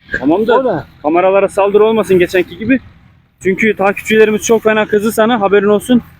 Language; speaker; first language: Turkish; native; Turkish